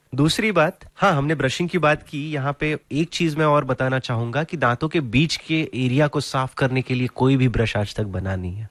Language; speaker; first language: Hindi; non-native, local second language; Marathi